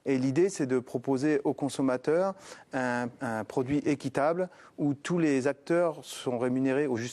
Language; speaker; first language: French; native; French